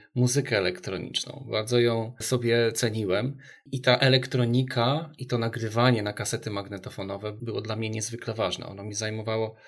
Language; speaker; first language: Polish; native; Polish